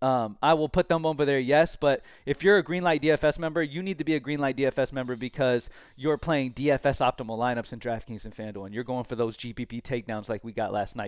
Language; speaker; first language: English; native; English